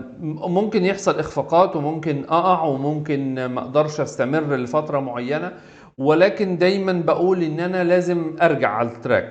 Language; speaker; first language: Arabic; native; Arabic